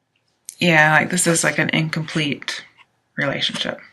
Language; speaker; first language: English; native; English